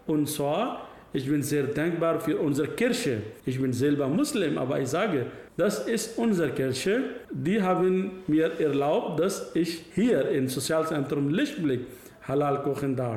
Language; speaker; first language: German; non-native, learner; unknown